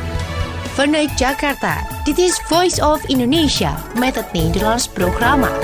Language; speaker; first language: Dutch; non-native, fluent; Indonesian